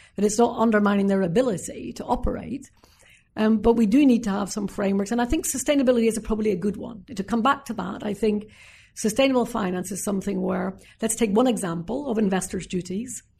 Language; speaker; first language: English; native; English